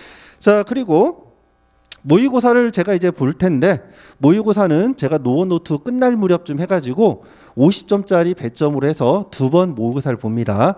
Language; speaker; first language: Korean; native; Korean